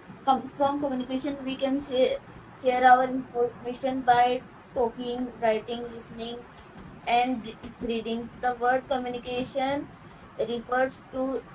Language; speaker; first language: English; non-native, learner; Hindi